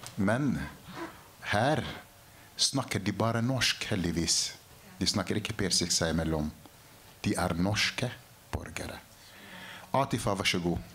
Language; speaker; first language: Norwegian; non-native, fluent; Arabic